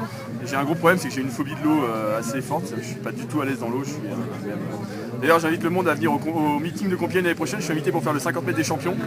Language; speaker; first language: French; native; French